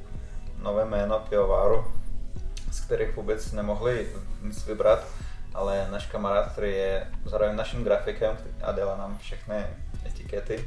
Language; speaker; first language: Czech; non-native, fluent; Russian